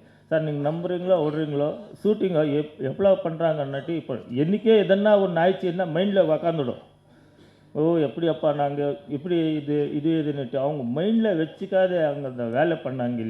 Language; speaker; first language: Tamil; non-native, learner; Kannada